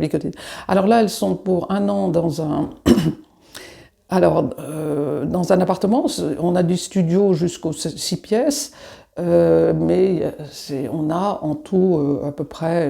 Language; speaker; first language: French; native; French